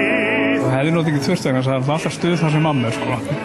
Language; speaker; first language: Icelandic; native; Icelandic